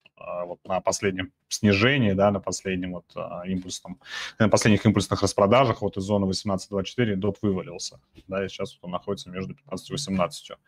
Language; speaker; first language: Russian; native; Russian